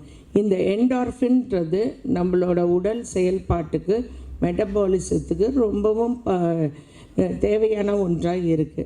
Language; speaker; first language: Tamil; native; Tamil